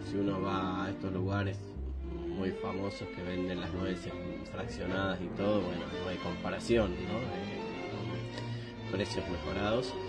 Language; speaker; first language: Spanish; native; Spanish